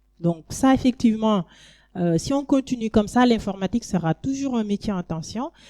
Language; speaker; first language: French; non-native, local second language; Wolof